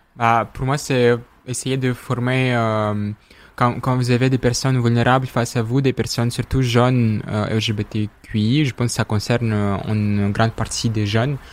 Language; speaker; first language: French; non-native, fluent; Russian